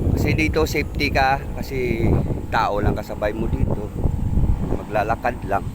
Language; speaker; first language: Filipino; non-native, local second language; Cebuano